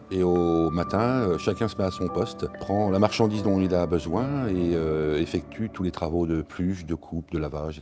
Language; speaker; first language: French; native; French